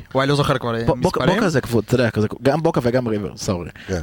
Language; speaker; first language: Hebrew; early bilingual, other home language; Spanish